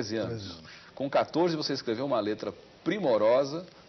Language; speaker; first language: Portuguese; native; Portuguese